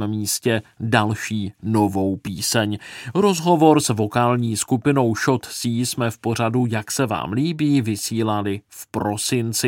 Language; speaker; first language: Czech; native; Czech